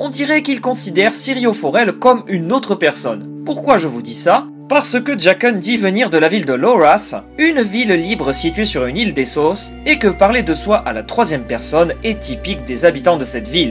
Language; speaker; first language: French; native; French